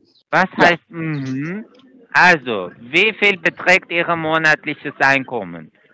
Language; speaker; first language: German; non-native, fluent; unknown